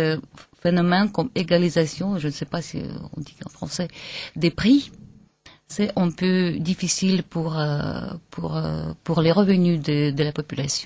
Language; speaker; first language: French; non-native, learner; Latvian